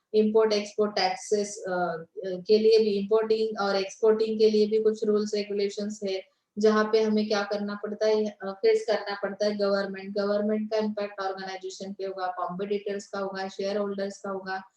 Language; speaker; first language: Hindi; non-native, local second language; Marathi